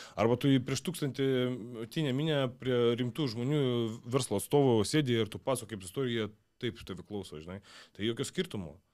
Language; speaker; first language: Lithuanian; non-native, local second language; Russian